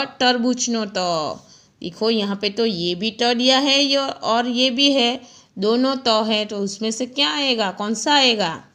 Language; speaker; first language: Hindi; non-native, local second language; Gujarati